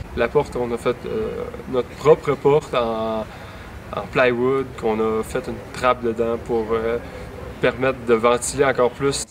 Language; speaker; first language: French; native; French